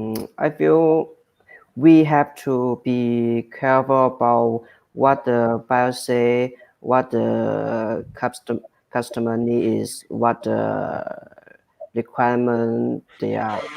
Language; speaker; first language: English; non-native, learner; Chinese